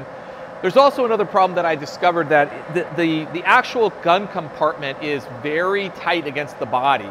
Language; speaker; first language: English; native; English